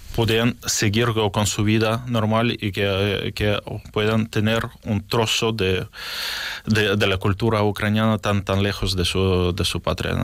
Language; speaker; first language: Spanish; non-native, fluent; Ukrainian